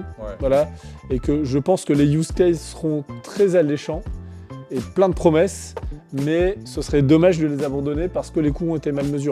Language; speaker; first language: French; native; French